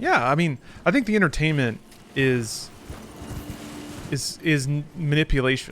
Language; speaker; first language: English; native; English